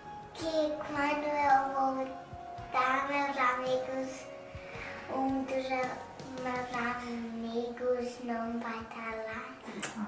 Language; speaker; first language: Portuguese; early bilingual, heritage; Portuguese